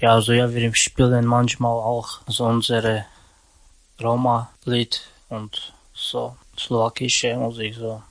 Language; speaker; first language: German; non-native, learner; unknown